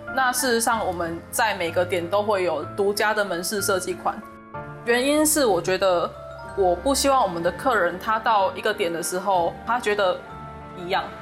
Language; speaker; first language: Chinese; native; Chinese